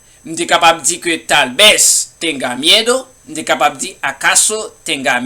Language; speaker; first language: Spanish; non-native, learner; Haitian Creole